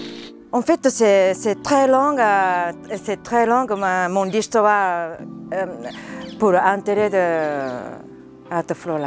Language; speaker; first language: French; non-native, learner; Japanese